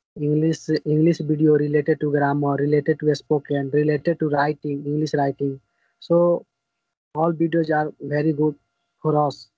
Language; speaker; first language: English; non-native, learner; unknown